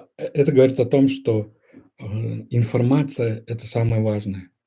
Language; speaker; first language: Russian; non-native, local second language; Kyrgyz